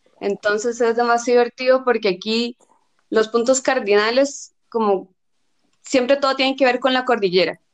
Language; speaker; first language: Spanish; native; Spanish